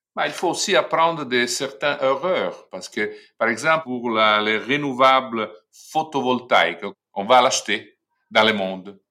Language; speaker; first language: French; non-native, fluent; Italian